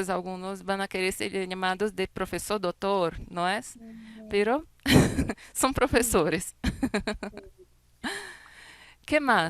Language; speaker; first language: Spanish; non-native, fluent; Portuguese